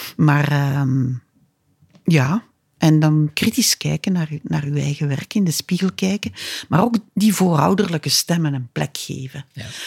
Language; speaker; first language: Dutch; native; Dutch